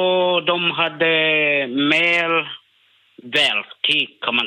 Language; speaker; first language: Swedish; non-native, learner; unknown